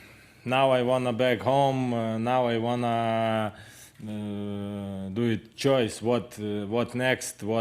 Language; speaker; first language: English; non-native, learner; Ukrainian